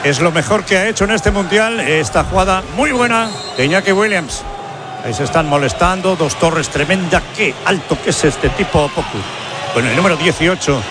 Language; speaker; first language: Spanish; native; Spanish